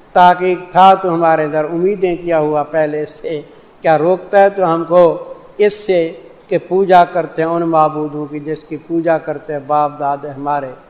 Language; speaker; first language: Urdu; non-native, local second language; Saraiki